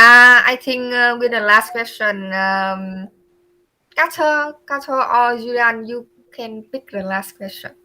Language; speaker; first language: English; non-native, learner; Vietnamese